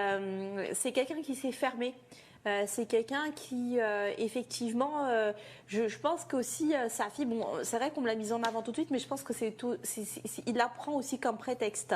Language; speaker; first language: French; native; French